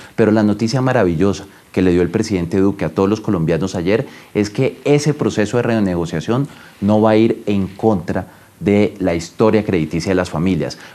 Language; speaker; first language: Spanish; native; Spanish